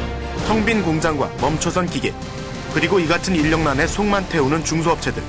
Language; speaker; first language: Korean; native; Korean